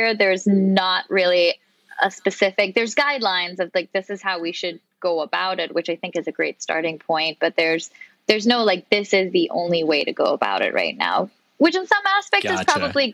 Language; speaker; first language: English; non-native, local second language; Urdu